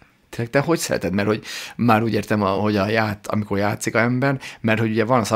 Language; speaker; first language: Hungarian; native; Hungarian